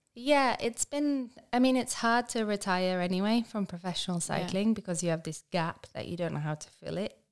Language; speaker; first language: English; native; English